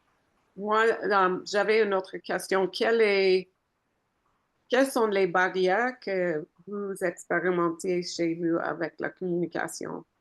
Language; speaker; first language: French; non-native, fluent; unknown